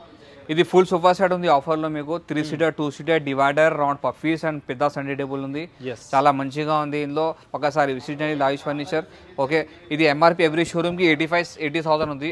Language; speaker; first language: Telugu; non-native, local second language; Urdu